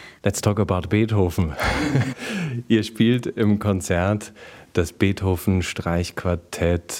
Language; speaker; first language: German; native; German